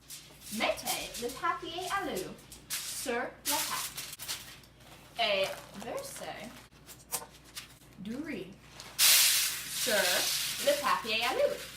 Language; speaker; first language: French; non-native, learner; English